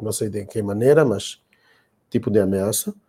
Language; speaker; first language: Portuguese; non-native, learner; Hebrew